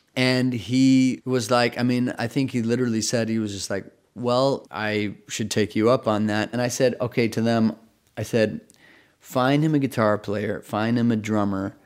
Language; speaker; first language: English; native; English